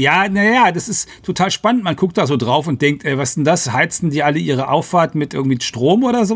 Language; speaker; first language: German; native; German